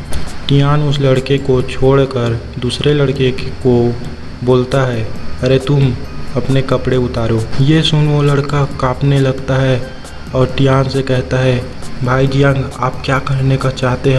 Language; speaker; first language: Hindi; native; Hindi